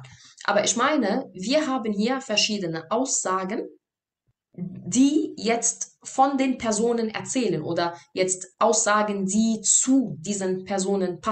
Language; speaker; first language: German; non-native, fluent; Arabic